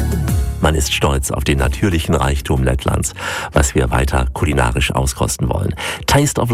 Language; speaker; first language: German; native; German